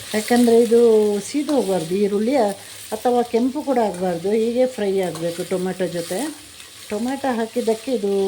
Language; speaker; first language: Kannada; non-native, local second language; Malayalam